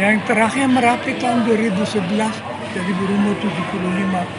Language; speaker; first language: Indonesian; non-native, fluent; German